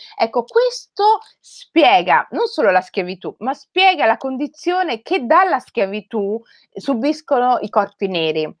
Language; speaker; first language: Italian; native; Italian